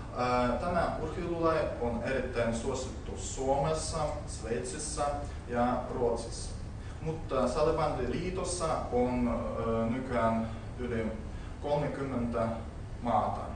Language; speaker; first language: Finnish; non-native, learner; Russian